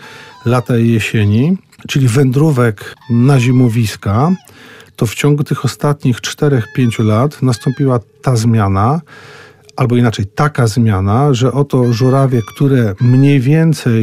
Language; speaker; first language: Polish; native; Polish